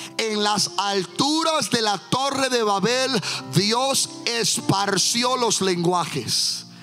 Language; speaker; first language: Spanish; early bilingual, heritage; Spanish